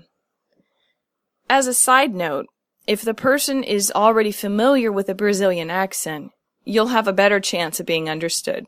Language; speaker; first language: English; native; English